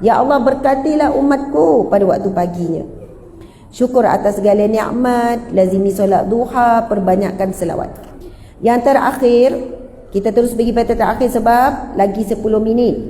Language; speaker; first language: Malay; native; Malay